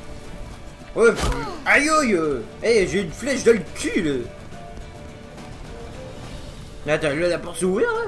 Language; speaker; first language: French; native; French